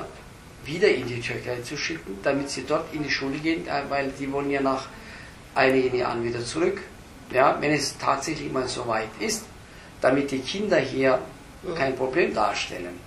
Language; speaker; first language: German; early bilingual, other home language; Turkish